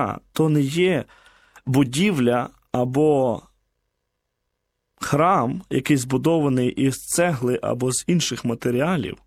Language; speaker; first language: Ukrainian; native; Ukrainian